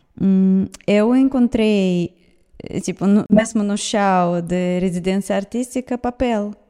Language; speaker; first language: Portuguese; non-native, fluent; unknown